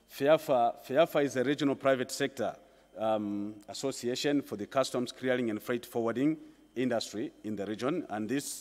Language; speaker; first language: English; non-native, local second language; Swahili